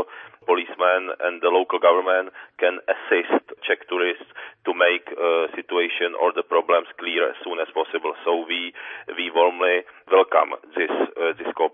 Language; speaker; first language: English; non-native, fluent; Czech